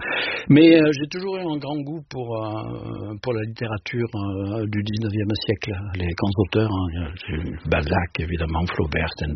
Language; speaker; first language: French; native; French